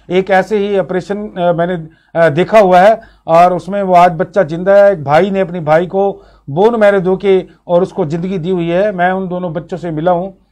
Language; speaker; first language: Hindi; native; Hindi